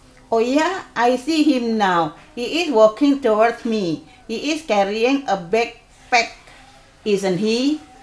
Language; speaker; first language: English; non-native, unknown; Indonesian